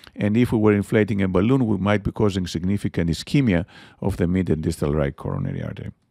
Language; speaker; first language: English; non-native, fluent; Greek